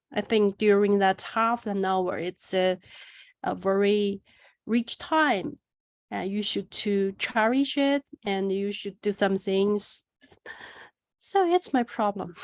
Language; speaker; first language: English; non-native, learner; Chinese